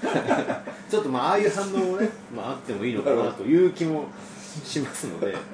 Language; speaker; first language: Japanese; native; Japanese